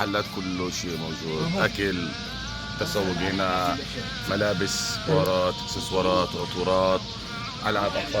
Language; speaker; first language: Arabic; native; Arabic